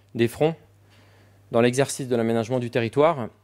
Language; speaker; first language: French; native; French